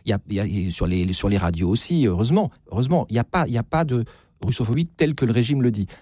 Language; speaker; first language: French; native; French